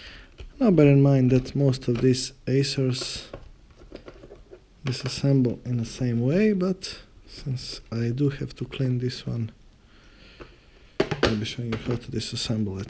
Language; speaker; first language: English; non-native, fluent; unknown